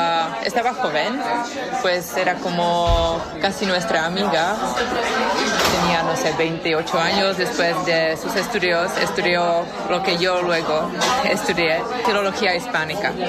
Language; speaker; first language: Spanish; non-native, fluent; Czech